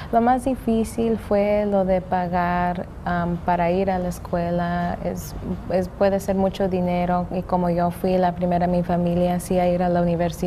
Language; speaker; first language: Spanish; early bilingual, heritage; English